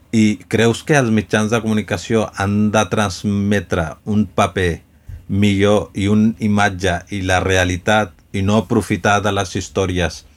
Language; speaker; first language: Catalan; early bilingual, other home language; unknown